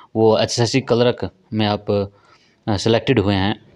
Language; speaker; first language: Hindi; native; Hindi